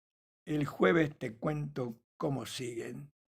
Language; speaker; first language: Spanish; native; Spanish